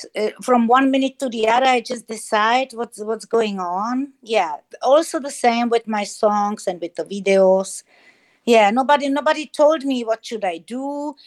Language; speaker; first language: English; non-native, learner; German